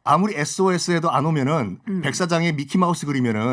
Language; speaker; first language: Korean; native; Korean